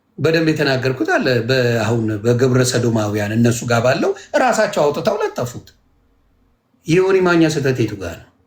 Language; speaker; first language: Amharic; native; Amharic